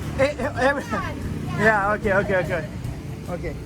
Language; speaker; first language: English; non-native, learner; Turkish